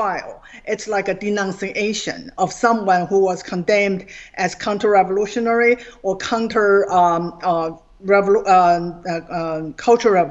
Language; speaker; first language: English; non-native, fluent; Chinese